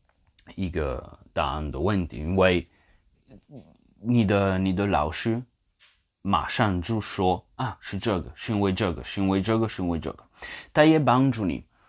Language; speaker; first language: Chinese; non-native, fluent; English